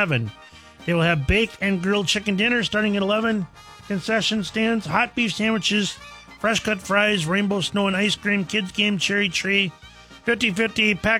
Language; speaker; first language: English; native; English